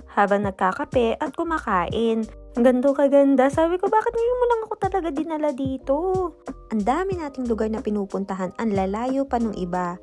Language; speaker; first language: Filipino; native; Filipino